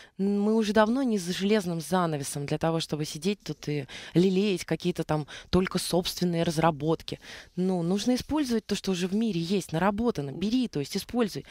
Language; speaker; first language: Russian; native; Russian